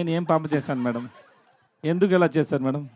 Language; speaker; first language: Telugu; non-native, learner; Tamil